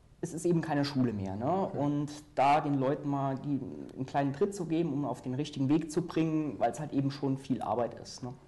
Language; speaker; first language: German; native; German